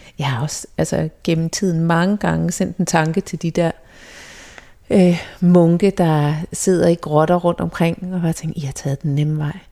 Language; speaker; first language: Danish; native; Danish